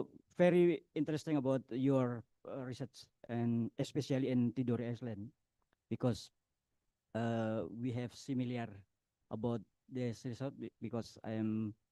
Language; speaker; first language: English; non-native, learner; Indonesian